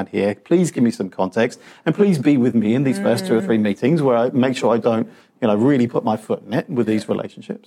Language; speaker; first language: English; non-native, local second language; Punjabi